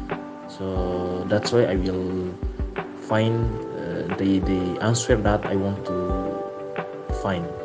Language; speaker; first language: English; non-native, learner; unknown